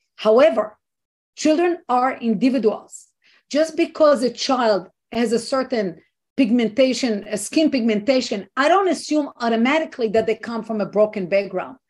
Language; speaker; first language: English; non-native, fluent; Hebrew